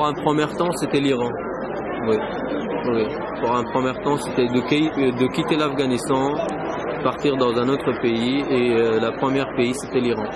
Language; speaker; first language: French; non-native, fluent; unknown